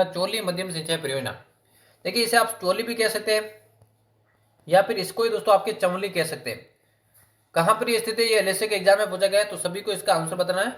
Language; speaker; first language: Hindi; native; Hindi